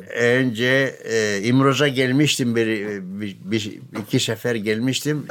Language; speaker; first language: Turkish; non-native, local second language; Greek